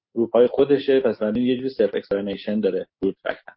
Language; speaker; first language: Persian; native; Persian